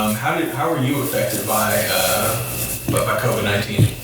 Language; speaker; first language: English; native; English